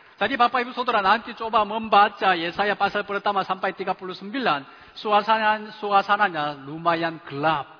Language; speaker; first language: Indonesian; non-native, fluent; Chinese